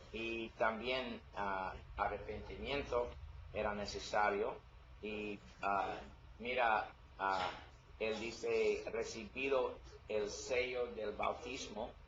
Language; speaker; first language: Spanish; non-native, learner; English